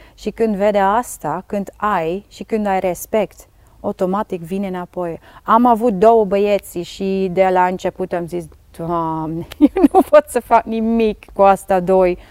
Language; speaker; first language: Romanian; non-native, learner; Dutch